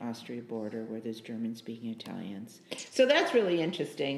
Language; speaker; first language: English; native; English